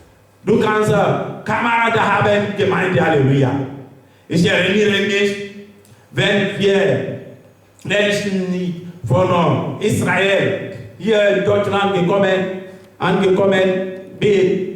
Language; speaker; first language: German; non-native, learner; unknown